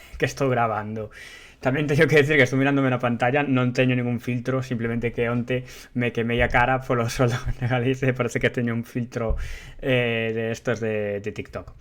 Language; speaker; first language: Galician; non-native, local second language; Spanish